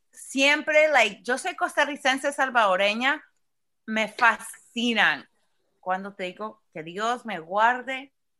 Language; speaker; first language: Spanish; early bilingual, heritage; Spanish